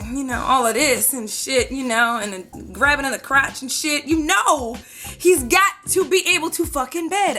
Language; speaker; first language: English; native; English